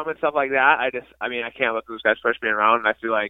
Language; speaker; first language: English; native; English